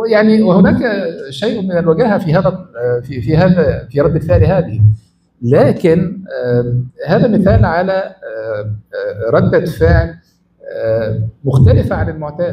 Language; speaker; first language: Arabic; native; Arabic